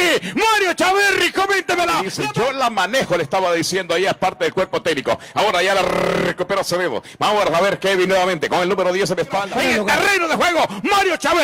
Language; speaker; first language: Spanish; native; Spanish